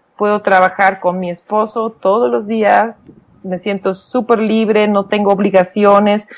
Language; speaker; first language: Spanish; non-native, fluent; Dutch